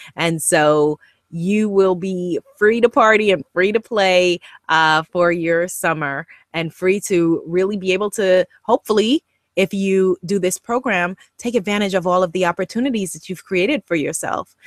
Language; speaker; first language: English; native; English